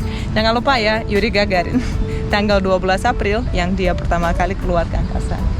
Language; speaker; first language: Indonesian; non-native, fluent; Russian